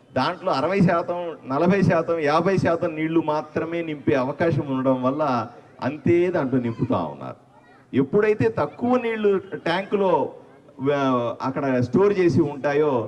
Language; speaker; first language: Telugu; native; Telugu